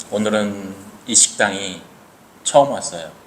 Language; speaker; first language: Korean; native; Korean